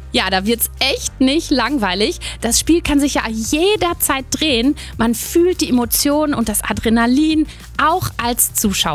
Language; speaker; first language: German; native; German